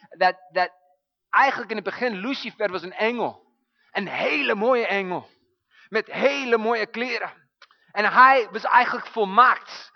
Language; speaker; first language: Dutch; non-native, fluent; English